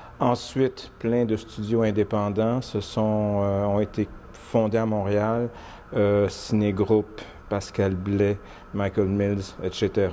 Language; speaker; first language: French; native; French